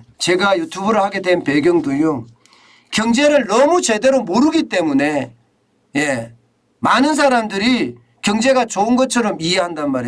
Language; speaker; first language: Korean; native; Korean